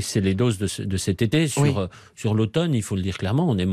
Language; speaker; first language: French; native; French